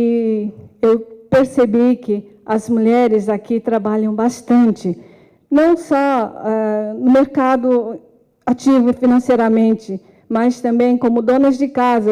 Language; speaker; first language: Portuguese; non-native, fluent; Japanese